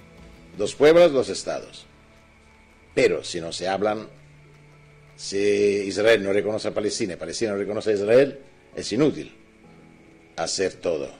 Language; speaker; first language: Spanish; non-native, fluent; Italian